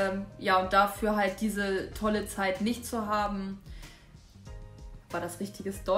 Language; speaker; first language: German; native; German